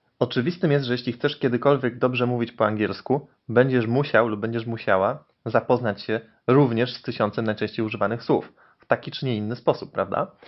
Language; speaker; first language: Polish; native; Polish